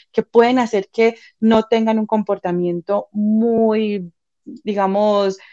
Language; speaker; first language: Spanish; native; Spanish